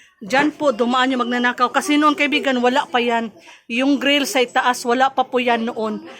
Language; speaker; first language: Filipino; non-native, local second language; Cebuano